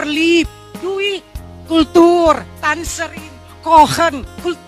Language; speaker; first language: German; non-native, learner; Indonesian